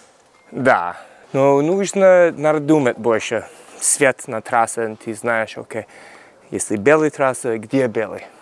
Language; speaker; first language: Russian; non-native, learner; English